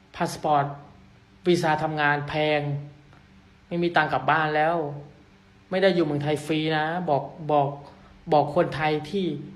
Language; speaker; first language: Thai; non-native, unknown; Khmer